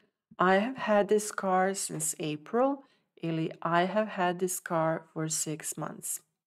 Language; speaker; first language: English; non-native, fluent; Serbian